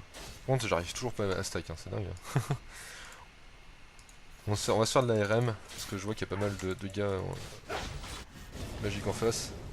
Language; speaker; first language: French; native; French